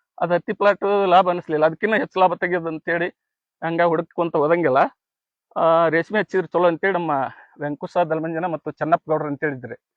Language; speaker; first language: Kannada; native; Kannada